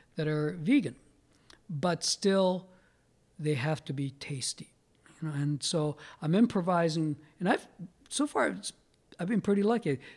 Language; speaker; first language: English; early bilingual, other home language; Italian